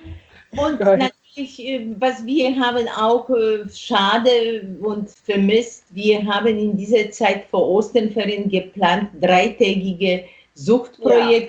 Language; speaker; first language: German; non-native, fluent; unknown